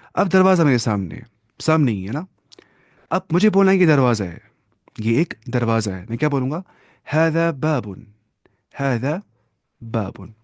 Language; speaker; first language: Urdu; non-native, local second language; Kashmiri